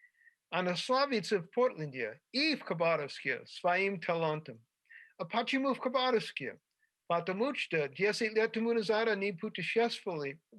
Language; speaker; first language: Russian; non-native, fluent; English